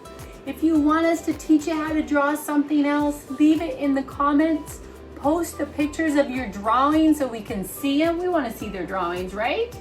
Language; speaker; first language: English; native; English